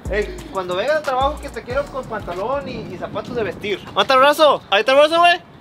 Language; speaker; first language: Spanish; early bilingual, other home language; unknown